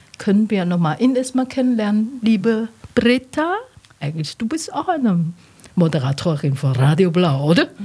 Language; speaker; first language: German; non-native, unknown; Chinese